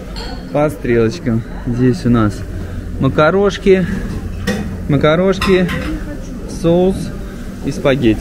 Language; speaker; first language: Russian; native; Russian